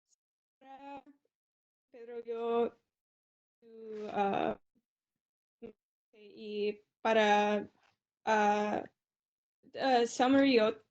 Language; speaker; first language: Spanish; non-native, learner; English